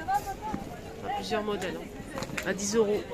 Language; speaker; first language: French; native; French